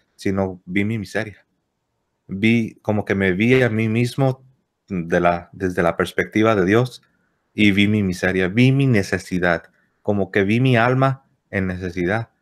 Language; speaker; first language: Spanish; native; Spanish